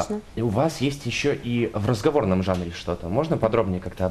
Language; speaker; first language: Russian; native; Russian